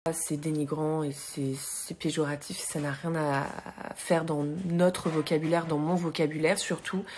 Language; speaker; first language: French; native; French